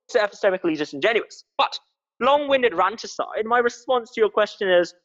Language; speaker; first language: English; non-native, local second language; Cantonese